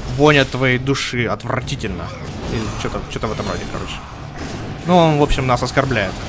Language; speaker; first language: Russian; native; Russian